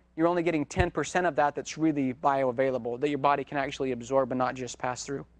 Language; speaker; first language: English; native; English